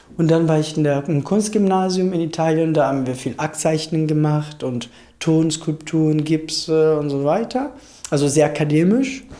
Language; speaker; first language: German; non-native, fluent; Italian